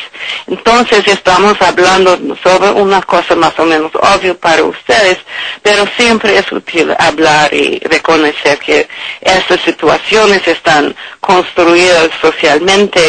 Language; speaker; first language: Spanish; non-native, learner; English